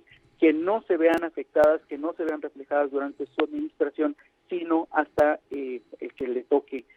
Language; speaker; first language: Spanish; native; Spanish